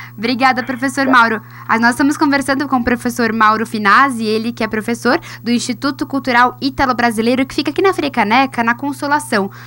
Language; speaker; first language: Portuguese; native; Portuguese